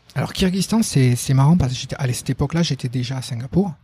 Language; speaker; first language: French; native; French